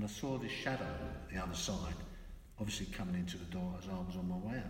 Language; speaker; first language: English; native; English